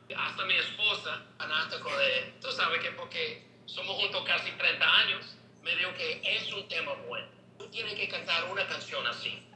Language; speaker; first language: Spanish; non-native, learner; English